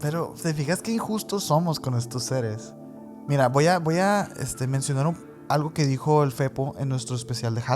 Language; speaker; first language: Spanish; native; Spanish